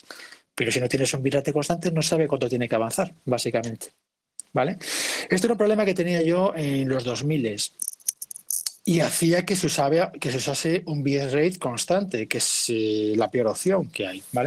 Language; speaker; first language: Spanish; native; Spanish